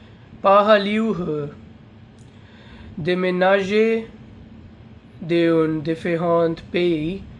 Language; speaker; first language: French; non-native, learner; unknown